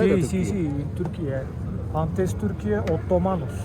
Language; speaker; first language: Spanish; non-native, learner; Turkish